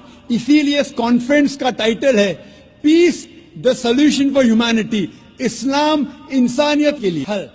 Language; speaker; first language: Hindi; non-native, local second language; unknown